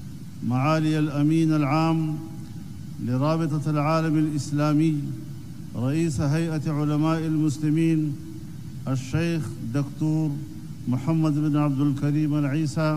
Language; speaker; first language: Arabic; non-native, fluent; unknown